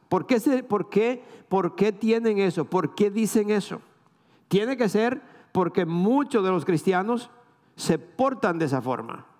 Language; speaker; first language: Spanish; native; Spanish